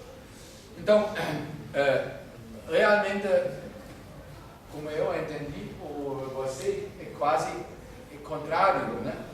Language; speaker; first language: Portuguese; non-native, fluent; German